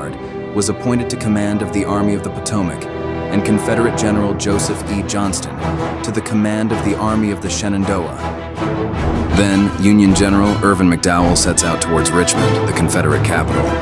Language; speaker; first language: English; native; English